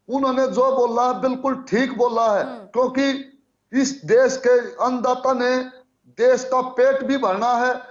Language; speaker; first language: Hindi; native; Hindi